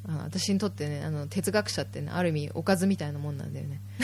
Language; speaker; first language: Japanese; native; Japanese